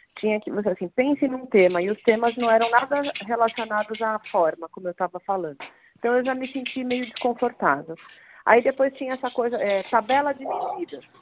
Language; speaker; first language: Portuguese; native; Portuguese